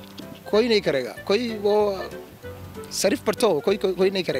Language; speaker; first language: Hindi; non-native, learner; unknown